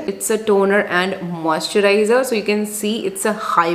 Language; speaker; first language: English; non-native, local second language; Hindi